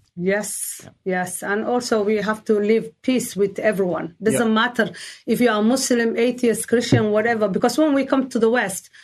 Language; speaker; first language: English; non-native, learner; Somali